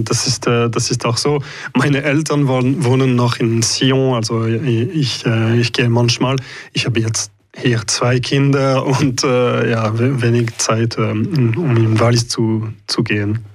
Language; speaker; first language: German; non-native, local second language; French